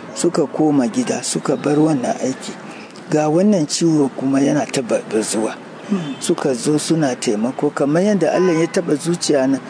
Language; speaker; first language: Hausa; non-native, local second language; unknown